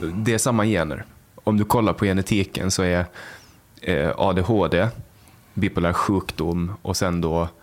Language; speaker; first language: Swedish; native; Swedish